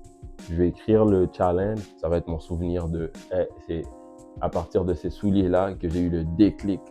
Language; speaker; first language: French; native; French